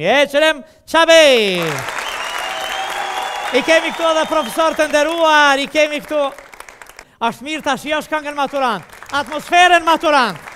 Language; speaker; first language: Albanian; native; Albanian